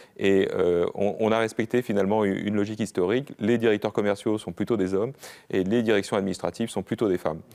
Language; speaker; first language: French; native; French